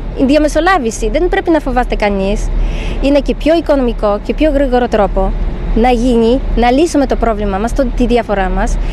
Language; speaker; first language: Greek; non-native, fluent; Polish